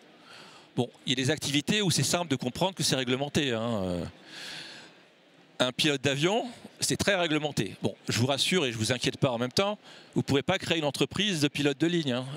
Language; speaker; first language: French; native; French